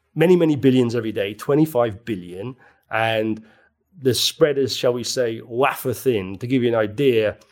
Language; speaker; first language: English; native; English